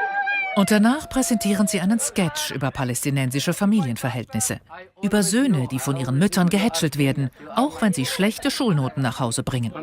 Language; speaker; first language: German; native; German